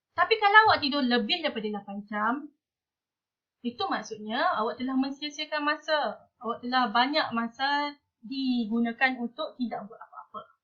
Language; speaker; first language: Malay; native; Malay